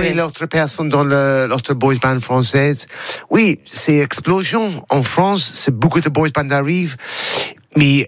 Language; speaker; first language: French; non-native, learner; English